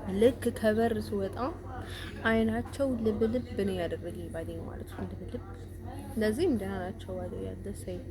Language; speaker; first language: Amharic; native; Amharic